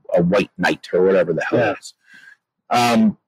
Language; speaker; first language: English; native; English